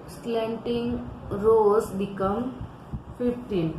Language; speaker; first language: English; non-native, local second language; Gujarati